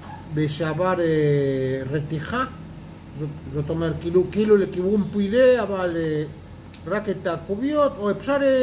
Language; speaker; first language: Hebrew; non-native, fluent; Spanish